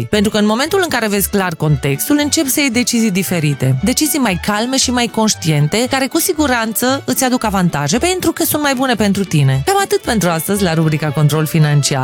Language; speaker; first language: Romanian; native; Romanian